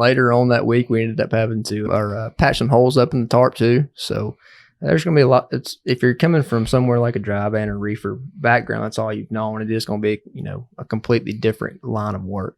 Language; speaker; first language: English; native; English